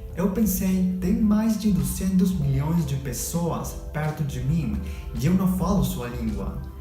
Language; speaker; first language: Portuguese; non-native, fluent; Spanish